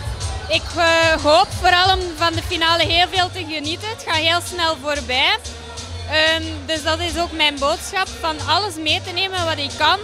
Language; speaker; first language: Dutch; native; Dutch